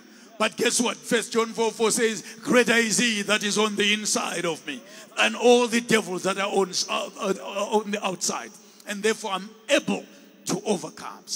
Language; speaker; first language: English; non-native, local second language; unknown